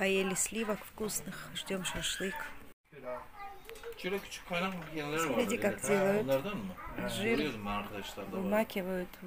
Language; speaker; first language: Russian; native; Russian